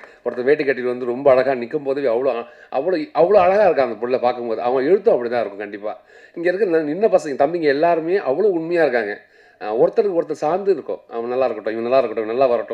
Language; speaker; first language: Tamil; native; Tamil